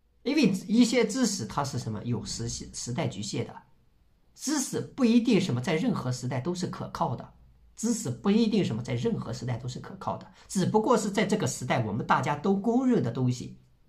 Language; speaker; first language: Chinese; native; Chinese